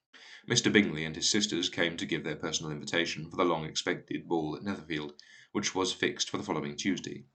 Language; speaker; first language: English; native; English